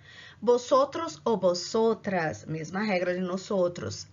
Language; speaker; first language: Spanish; non-native, fluent; Portuguese